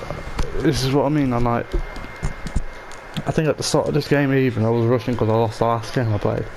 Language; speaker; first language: English; native; English